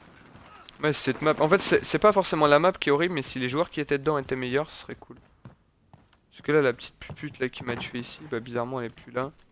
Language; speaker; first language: French; native; French